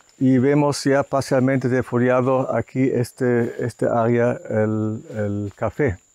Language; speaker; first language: Spanish; non-native, fluent; German